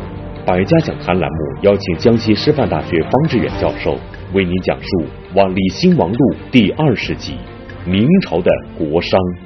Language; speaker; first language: Chinese; native; Chinese